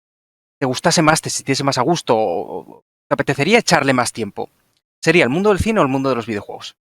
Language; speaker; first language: Spanish; native; Spanish